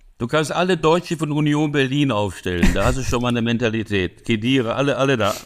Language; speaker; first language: German; early bilingual, other home language; Hungarian